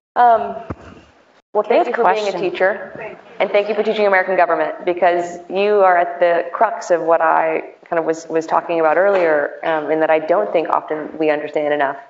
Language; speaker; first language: English; native; English